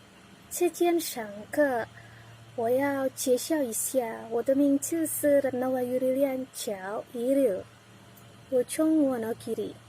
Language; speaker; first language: Chinese; non-native, learner; Indonesian